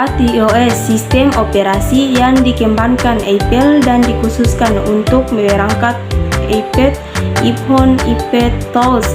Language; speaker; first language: Indonesian; native; Indonesian